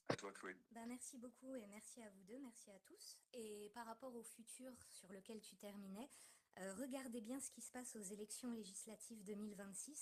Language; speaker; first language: French; native; French